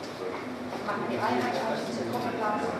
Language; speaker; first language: German; native; German